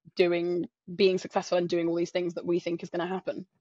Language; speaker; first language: English; native; English